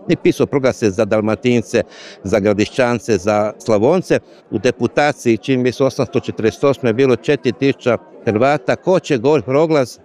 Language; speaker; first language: Croatian; native; Croatian